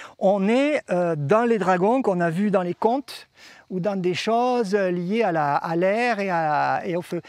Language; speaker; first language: French; native; French